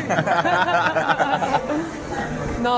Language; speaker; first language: Spanish; non-native, fluent; Dutch